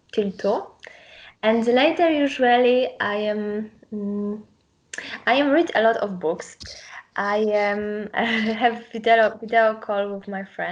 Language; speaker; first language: English; non-native, learner; Polish